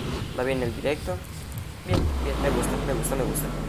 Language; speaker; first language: Spanish; native; Spanish